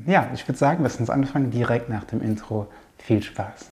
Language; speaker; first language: German; native; German